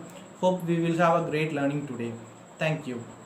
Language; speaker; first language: English; non-native, local second language; Tamil